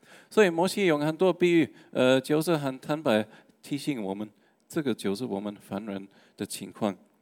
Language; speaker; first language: Chinese; non-native, fluent; German